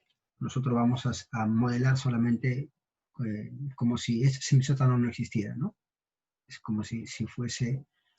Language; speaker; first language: Spanish; native; Spanish